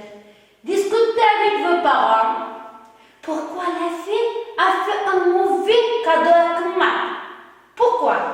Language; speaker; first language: French; non-native, fluent; Uzbek